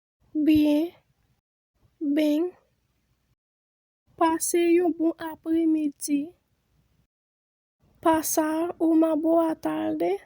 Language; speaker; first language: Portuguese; non-native, fluent; Haitian Creole